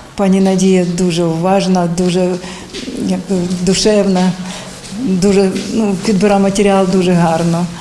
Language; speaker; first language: Ukrainian; non-native, local second language; Russian